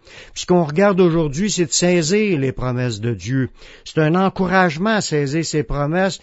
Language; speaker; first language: French; native; French